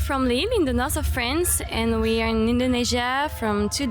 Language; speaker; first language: English; non-native, learner; French